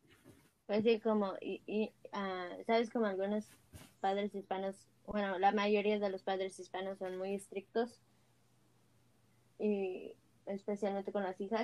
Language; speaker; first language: Spanish; early bilingual, heritage; Spanish